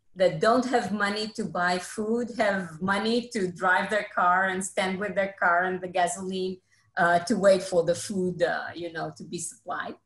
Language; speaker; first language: English; non-native, fluent; Hebrew